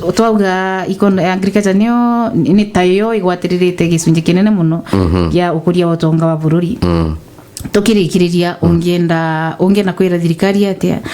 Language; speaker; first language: Kikuyu; non-native, local second language; Embu